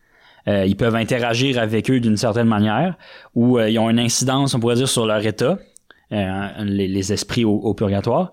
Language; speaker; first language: French; native; French